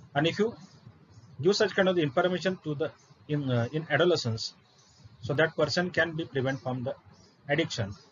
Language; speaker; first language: English; non-native, local second language; Marathi